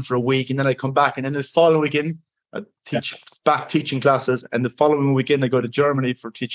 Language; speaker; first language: English; native; English